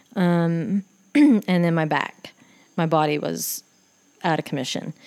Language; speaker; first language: English; native; English